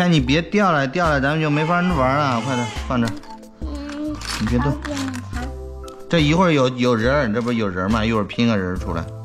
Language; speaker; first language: Chinese; native; Chinese